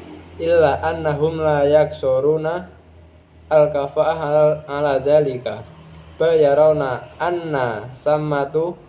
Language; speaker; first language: Arabic; non-native, learner; Indonesian